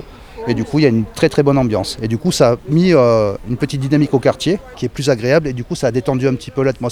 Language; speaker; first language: French; native; French